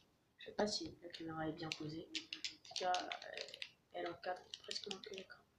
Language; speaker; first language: French; native; French